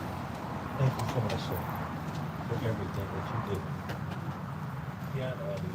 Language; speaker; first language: English; native; English